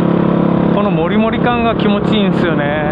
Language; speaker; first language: Japanese; native; Japanese